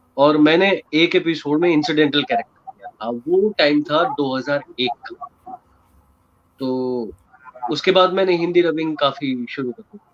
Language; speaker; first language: Hindi; non-native, local second language; Gujarati